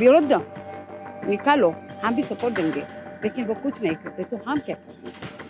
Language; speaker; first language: Hindi; early bilingual, heritage; Hindi